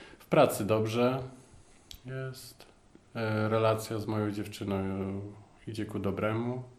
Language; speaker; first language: Polish; native; Polish